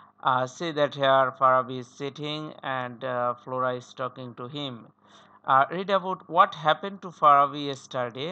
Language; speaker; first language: English; non-native, local second language; Bangla